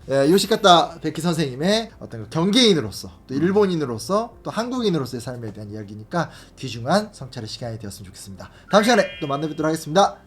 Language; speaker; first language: Korean; native; Korean